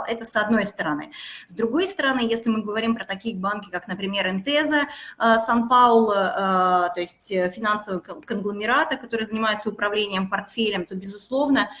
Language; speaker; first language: Russian; native; Russian